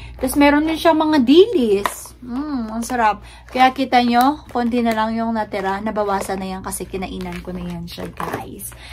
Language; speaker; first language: Filipino; non-native, local second language; Hiligaynon